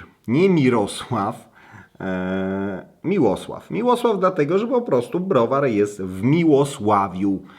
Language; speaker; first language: Polish; native; Polish